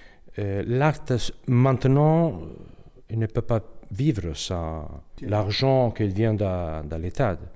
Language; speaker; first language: French; non-native, fluent; Italian